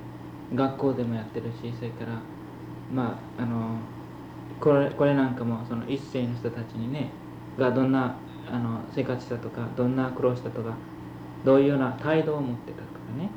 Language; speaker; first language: Japanese; early bilingual, heritage; Japanese